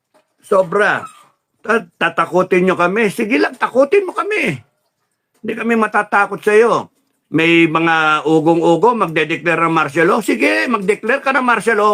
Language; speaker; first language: Filipino; native; Filipino